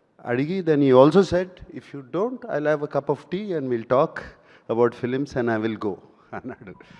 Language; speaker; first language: Telugu; native; Telugu